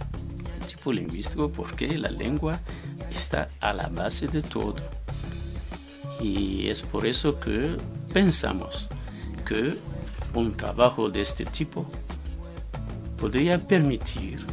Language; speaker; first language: Spanish; non-native, fluent; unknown